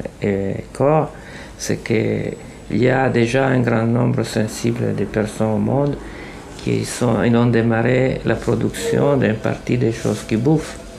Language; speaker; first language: French; non-native, fluent; Italian